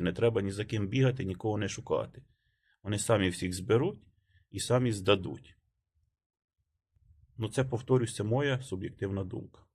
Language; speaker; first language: Ukrainian; native; Ukrainian